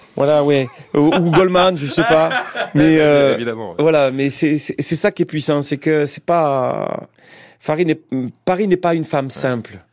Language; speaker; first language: French; native; French